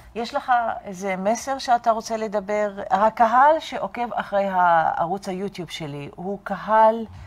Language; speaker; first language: Hebrew; non-native, fluent; Arabic